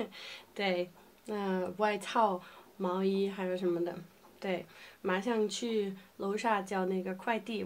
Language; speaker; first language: Chinese; non-native, fluent; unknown